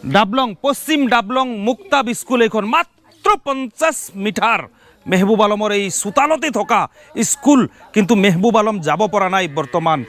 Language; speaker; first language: Assamese; non-native, local second language; Bangla